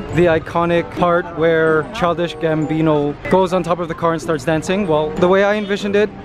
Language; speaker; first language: English; native; English